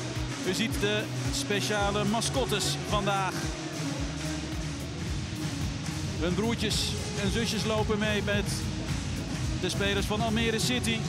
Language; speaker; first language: Dutch; native; Dutch